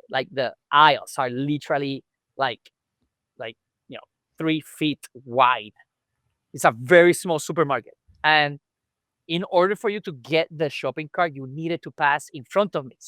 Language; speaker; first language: English; non-native, local second language; Spanish